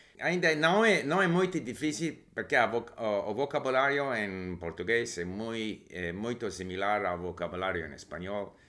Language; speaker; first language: Portuguese; non-native, learner; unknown